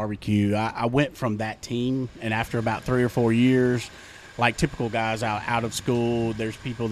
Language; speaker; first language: English; native; English